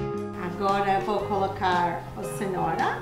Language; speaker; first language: Portuguese; non-native, fluent; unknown